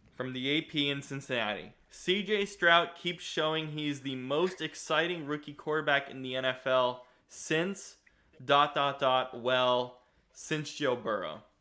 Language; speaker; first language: English; native; English